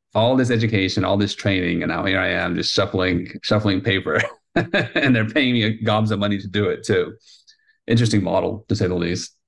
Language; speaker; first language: English; early bilingual, heritage; Spanish